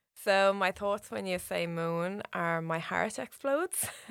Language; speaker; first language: English; native; English